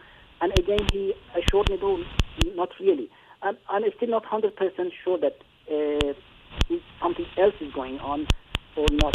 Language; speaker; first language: English; non-native, fluent; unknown